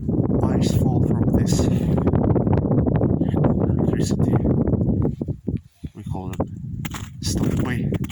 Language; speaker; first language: English; non-native, learner; Ukrainian